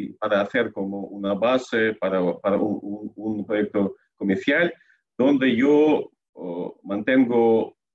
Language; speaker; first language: Spanish; non-native, learner; Russian